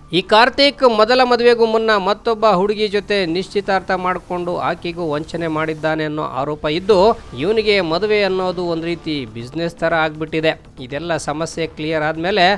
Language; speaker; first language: Kannada; native; Kannada